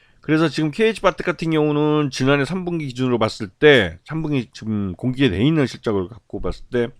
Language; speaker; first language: Korean; native; Korean